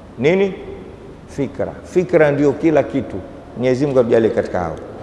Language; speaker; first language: Swahili; native; Swahili